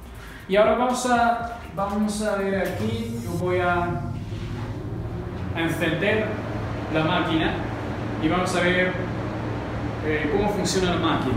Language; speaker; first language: Spanish; non-native, learner; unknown